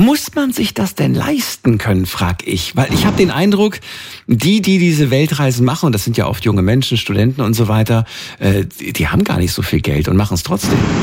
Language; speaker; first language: German; native; German